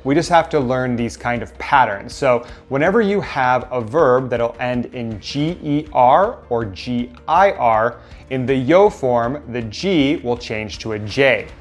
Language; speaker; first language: English; native; English